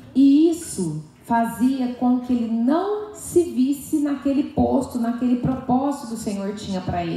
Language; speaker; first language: Portuguese; native; Portuguese